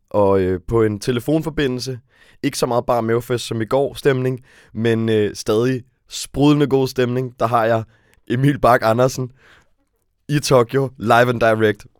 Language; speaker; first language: Danish; native; Danish